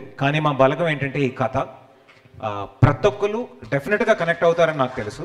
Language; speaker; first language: Telugu; native; Telugu